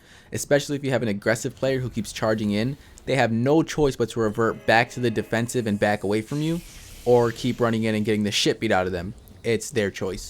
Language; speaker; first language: English; native; English